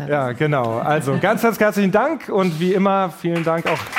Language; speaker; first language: German; native; German